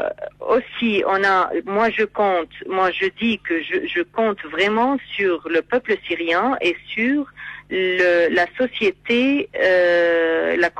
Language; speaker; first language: French; non-native, fluent; Arabic